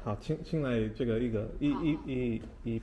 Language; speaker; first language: Chinese; non-native, learner; English